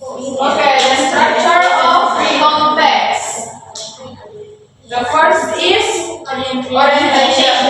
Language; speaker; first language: English; non-native, learner; Indonesian